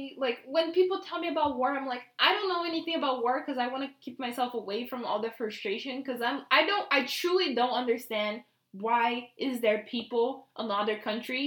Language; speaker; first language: English; non-native, fluent; Portuguese